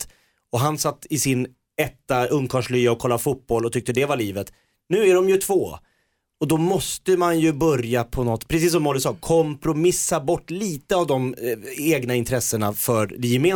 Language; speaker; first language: Swedish; native; Swedish